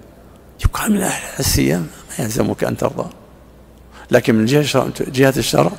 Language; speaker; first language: Arabic; native; Arabic